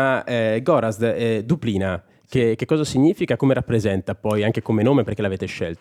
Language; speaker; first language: Italian; native; Italian